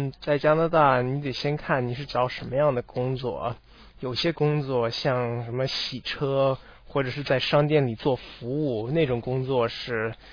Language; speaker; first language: Chinese; non-native, fluent; English